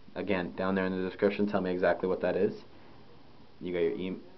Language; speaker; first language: English; native; English